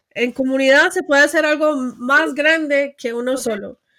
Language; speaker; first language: Spanish; early bilingual, heritage; Spanish